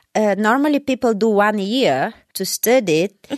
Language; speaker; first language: English; non-native, fluent; Bulgarian